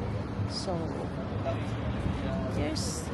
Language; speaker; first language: English; non-native, fluent; Filipino